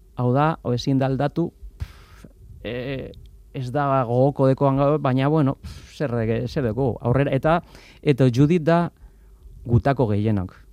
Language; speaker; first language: Basque; native; Basque